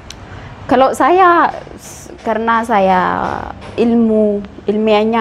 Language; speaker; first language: Indonesian; non-native, learner; Amharic